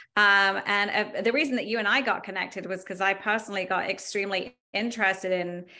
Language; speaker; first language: English; native; English